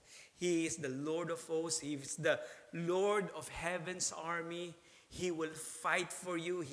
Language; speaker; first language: English; non-native, local second language; Filipino